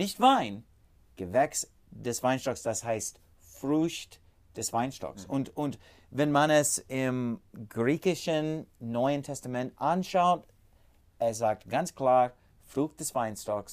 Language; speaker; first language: German; non-native, fluent; English